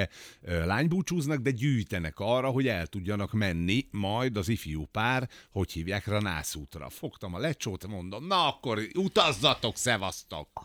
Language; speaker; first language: Hungarian; native; Hungarian